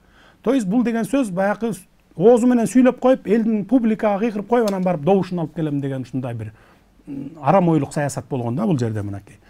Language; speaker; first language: Kyrgyz; native; Kyrgyz